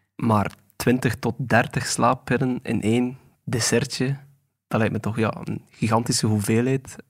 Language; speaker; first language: Dutch; native; Dutch